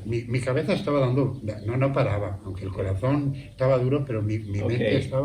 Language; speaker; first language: Spanish; native; Spanish